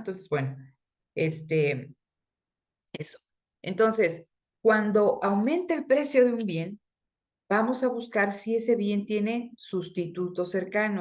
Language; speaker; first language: Spanish; native; Spanish